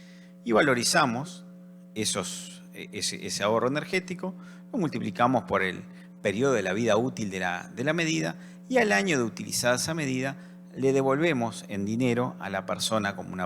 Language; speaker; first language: Spanish; native; Spanish